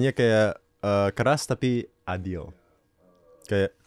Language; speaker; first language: Indonesian; non-native, local second language; English